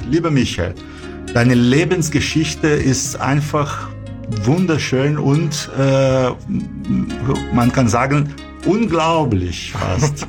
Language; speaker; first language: German; non-native, fluent; Portuguese